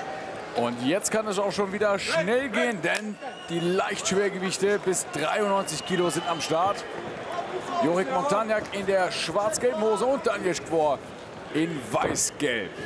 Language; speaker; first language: German; native; German